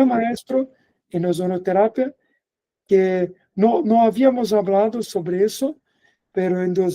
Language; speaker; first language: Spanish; non-native, fluent; Portuguese